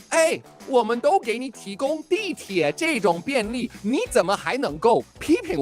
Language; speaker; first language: Chinese; native; Chinese